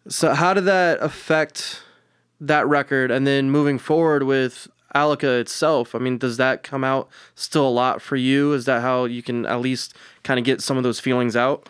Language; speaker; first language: English; early bilingual, other home language; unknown